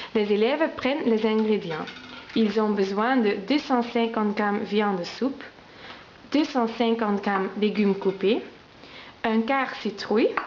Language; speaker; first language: French; non-native, learner; Dutch